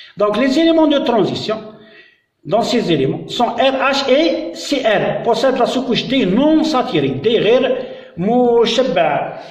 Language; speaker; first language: French; non-native, local second language; Arabic